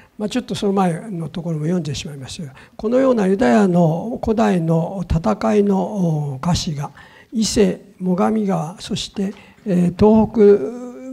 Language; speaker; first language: Japanese; native; Japanese